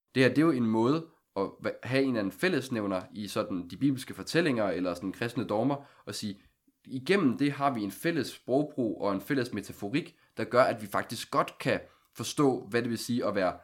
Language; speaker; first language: Danish; native; Danish